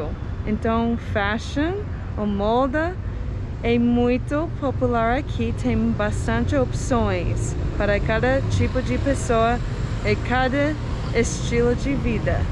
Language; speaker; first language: Portuguese; non-native, fluent; English